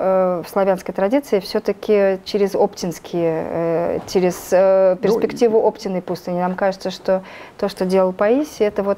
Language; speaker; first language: Russian; native; Russian